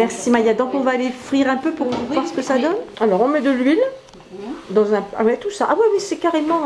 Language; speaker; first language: French; native; French